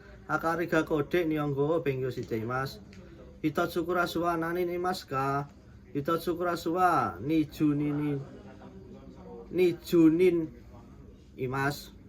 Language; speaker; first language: Japanese; non-native, learner; Indonesian